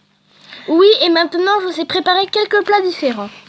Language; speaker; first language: French; native; French